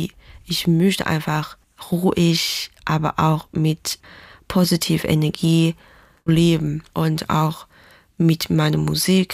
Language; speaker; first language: German; non-native, fluent; Chinese